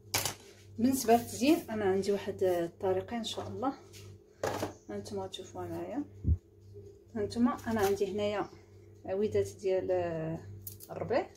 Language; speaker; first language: Arabic; native; Arabic